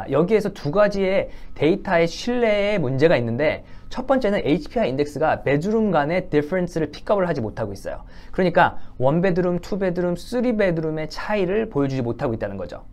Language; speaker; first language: Korean; native; Korean